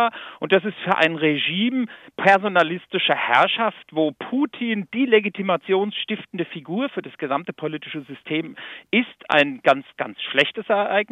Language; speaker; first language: German; native; German